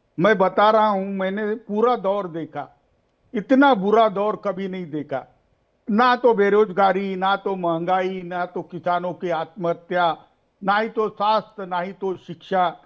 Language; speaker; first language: Hindi; non-native, local second language; Marathi